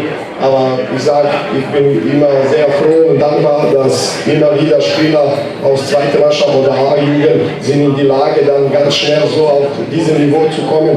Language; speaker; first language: German; non-native, fluent; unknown